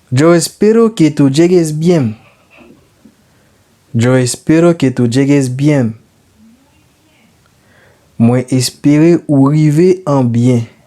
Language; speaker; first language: Spanish; non-native, learner; Haitian Creole